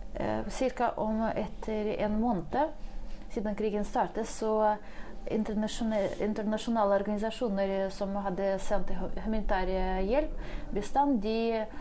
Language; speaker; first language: Norwegian; non-native, fluent; Ukrainian